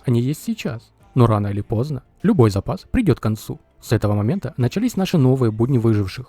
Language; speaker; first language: Russian; native; Russian